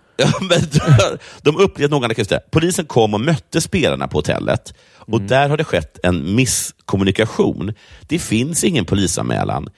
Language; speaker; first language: Swedish; native; Swedish